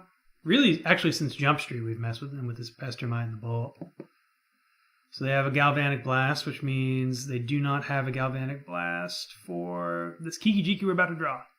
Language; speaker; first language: English; native; English